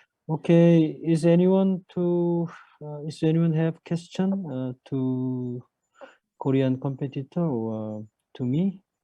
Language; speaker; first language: English; non-native, learner; Korean